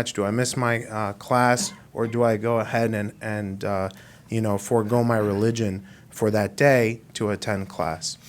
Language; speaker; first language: English; native; English